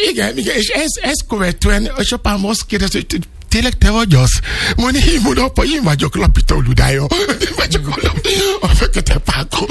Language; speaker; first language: Hungarian; non-native, fluent; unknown